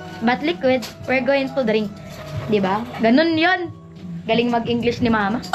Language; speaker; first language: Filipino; non-native, local second language; Bikol